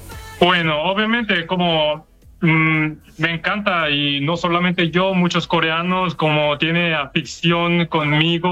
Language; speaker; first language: Spanish; non-native, learner; Korean